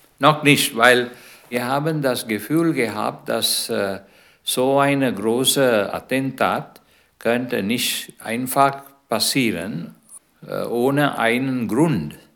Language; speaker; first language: German; non-native, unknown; Sinhala